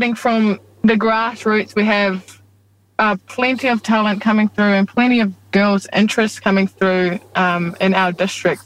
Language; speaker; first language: English; native; English